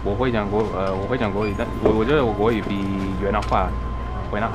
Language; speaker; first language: Chinese; non-native, fluent; English